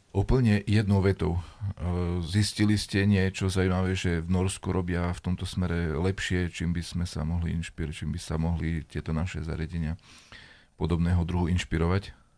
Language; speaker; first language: Slovak; native; Slovak